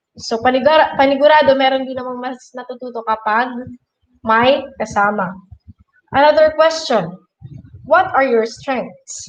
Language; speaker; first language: Filipino; non-native, local second language; Bikol